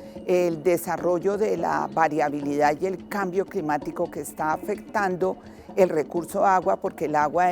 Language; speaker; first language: Spanish; native; Spanish